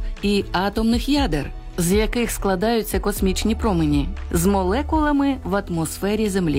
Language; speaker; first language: Ukrainian; native; Ukrainian